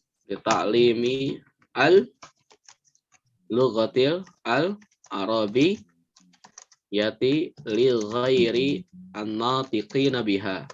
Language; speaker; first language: Arabic; non-native, fluent; Indonesian